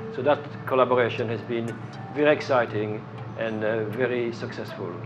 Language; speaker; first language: English; non-native, fluent; French